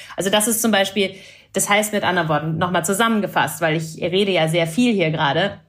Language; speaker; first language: German; non-native, fluent; English